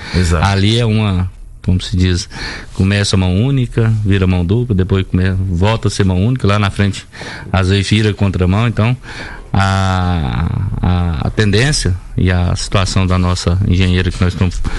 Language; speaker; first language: Portuguese; native; Portuguese